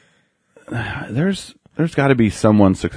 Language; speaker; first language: English; native; English